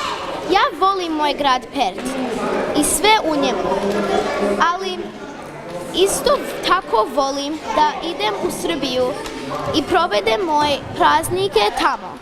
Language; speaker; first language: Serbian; early bilingual, heritage; Serbian